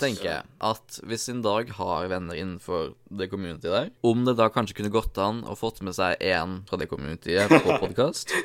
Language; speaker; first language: Norwegian; native; Norwegian